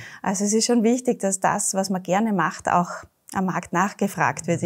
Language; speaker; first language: German; native; German